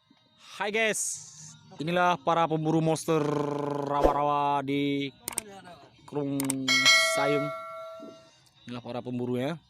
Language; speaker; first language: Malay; non-native, local second language; Achinese